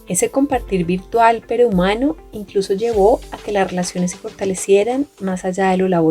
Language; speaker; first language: Spanish; native; Spanish